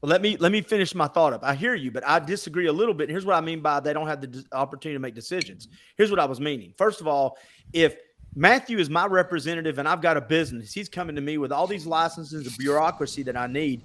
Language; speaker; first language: English; native; English